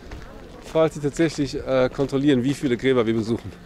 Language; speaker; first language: German; non-native, fluent; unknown